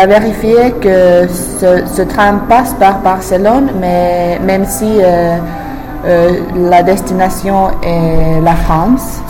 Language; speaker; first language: French; non-native, fluent; English